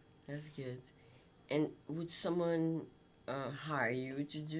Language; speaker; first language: English; non-native, fluent; French